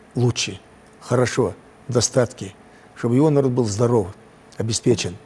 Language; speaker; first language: Russian; non-native, local second language; Chechen